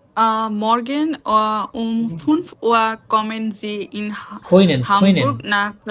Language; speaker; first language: German; non-native, learner; Bangla